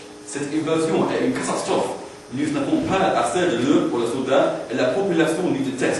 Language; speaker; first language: French; non-native, learner; English